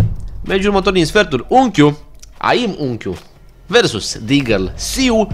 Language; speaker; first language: Romanian; native; Romanian